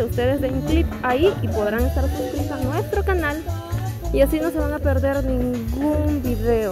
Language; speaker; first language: Spanish; native; Spanish